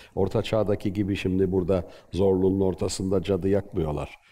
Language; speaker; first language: Turkish; native; Turkish